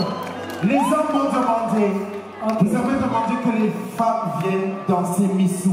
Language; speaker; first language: French; non-native, local second language; Kinyarwanda